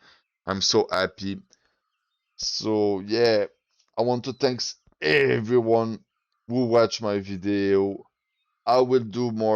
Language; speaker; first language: English; non-native, fluent; French